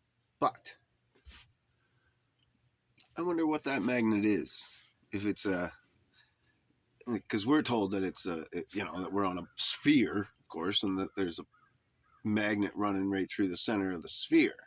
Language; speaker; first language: English; native; English